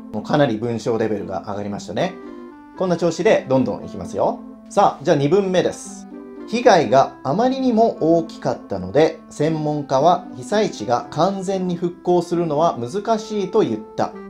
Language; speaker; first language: Japanese; early bilingual, heritage; Japanese